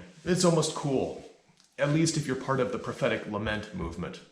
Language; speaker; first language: English; native; English